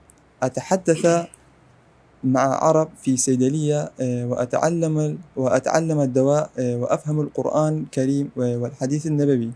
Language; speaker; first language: Arabic; non-native, learner; Central Kurdish